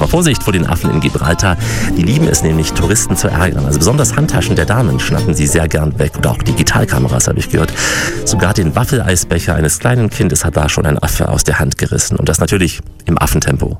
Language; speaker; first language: German; native; German